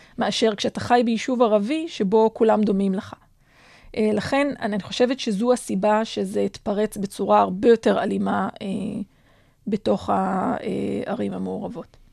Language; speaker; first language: Hebrew; non-native, local second language; Adyghe